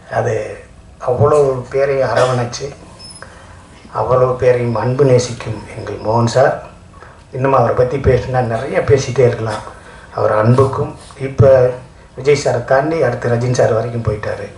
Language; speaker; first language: Tamil; native; Tamil